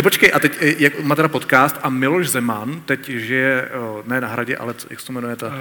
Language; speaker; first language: Czech; native; Czech